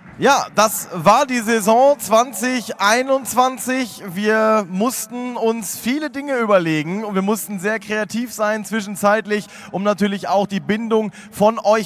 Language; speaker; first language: German; native; German